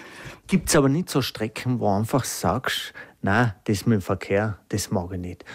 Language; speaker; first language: German; native; German